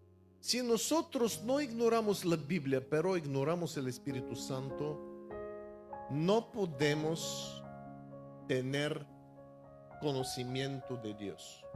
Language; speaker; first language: Spanish; non-native, fluent; Bulgarian